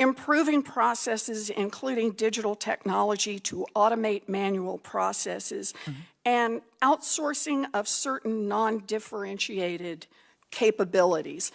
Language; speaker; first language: English; native; English